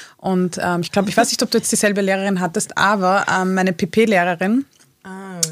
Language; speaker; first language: German; early bilingual, other home language; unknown